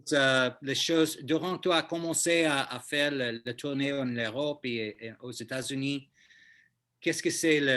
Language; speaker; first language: French; non-native, learner; English